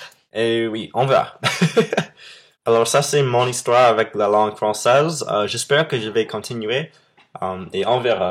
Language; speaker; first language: French; non-native, fluent; English